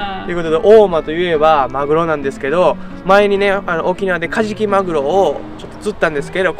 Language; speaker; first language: Japanese; native; Japanese